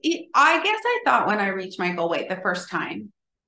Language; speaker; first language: English; native; English